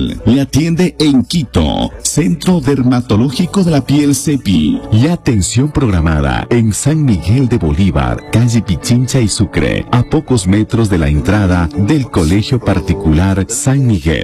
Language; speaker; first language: Spanish; native; Spanish